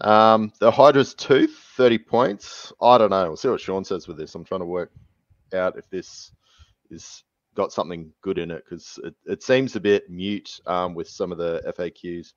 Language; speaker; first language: English; native; English